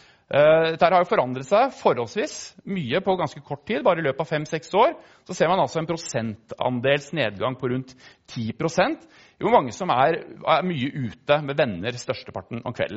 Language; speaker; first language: Norwegian; native; Norwegian